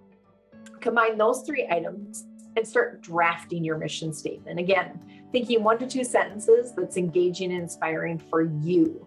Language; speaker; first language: English; native; English